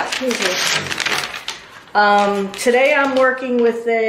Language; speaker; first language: English; native; English